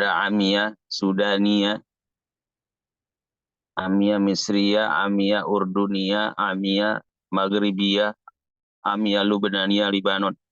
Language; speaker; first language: Arabic; non-native, fluent; Indonesian